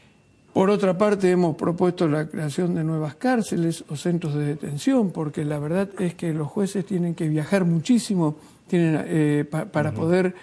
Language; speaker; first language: Spanish; native; Spanish